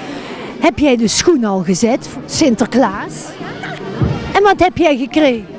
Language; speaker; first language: Dutch; native; Dutch